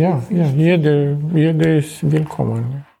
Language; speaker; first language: German; non-native, fluent; Romanian